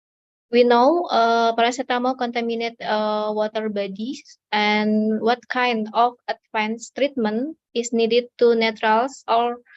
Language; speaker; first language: English; non-native, learner; Indonesian